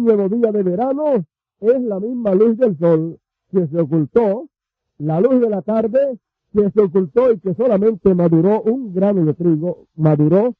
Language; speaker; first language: Spanish; native; Spanish